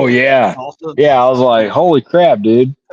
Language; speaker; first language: English; native; English